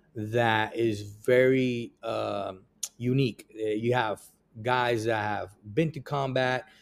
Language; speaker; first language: English; early bilingual, other home language; Spanish